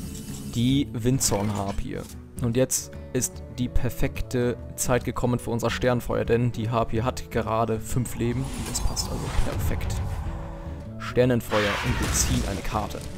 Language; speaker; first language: German; native; German